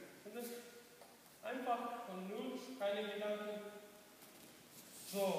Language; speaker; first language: German; non-native, learner; Serbian